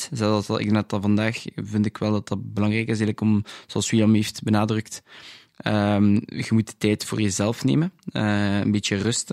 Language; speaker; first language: Dutch; non-native, local second language; French